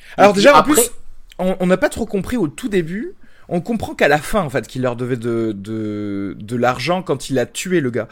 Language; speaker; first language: French; native; French